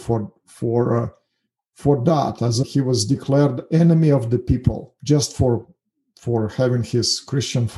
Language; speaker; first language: English; non-native, fluent; Russian